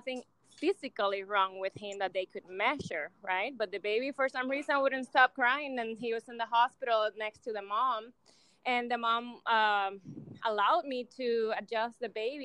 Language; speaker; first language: English; non-native, fluent; Spanish